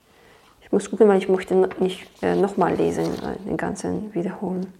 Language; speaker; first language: German; non-native, fluent; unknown